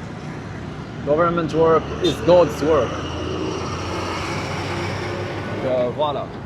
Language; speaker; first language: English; non-native, learner; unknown